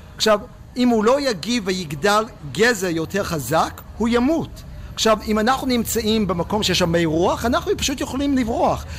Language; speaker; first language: Hebrew; non-native, fluent; English